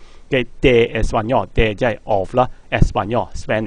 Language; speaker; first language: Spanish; non-native, fluent; Cantonese